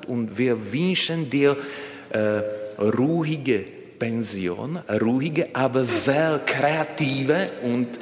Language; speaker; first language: German; non-native, learner; Slovak